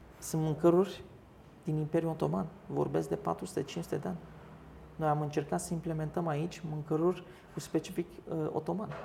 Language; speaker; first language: Romanian; early bilingual, other home language; Turkish